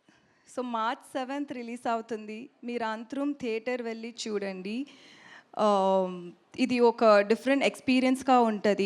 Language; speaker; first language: Telugu; non-native, learner; Tamil